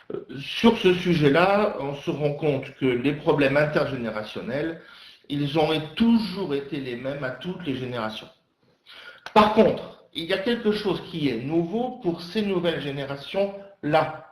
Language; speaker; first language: French; native; French